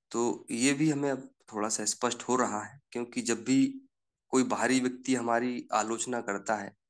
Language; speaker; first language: Hindi; native; Hindi